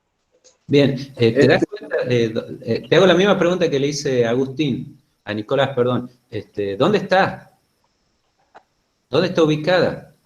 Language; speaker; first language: Spanish; native; Spanish